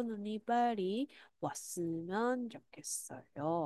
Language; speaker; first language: Korean; non-native, fluent; Chinese